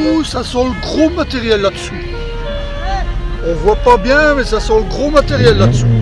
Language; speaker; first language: French; native; French